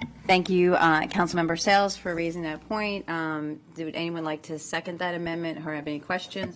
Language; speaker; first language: English; native; English